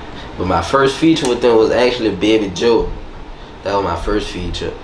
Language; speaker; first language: English; native; English